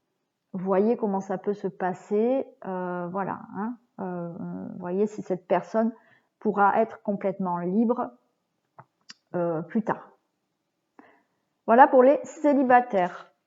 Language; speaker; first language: French; native; French